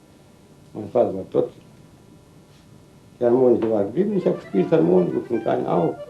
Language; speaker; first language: German; early bilingual, heritage; German